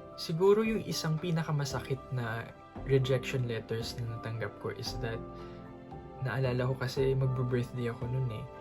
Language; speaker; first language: Filipino; native; Filipino